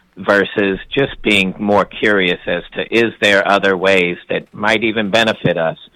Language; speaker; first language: English; native; English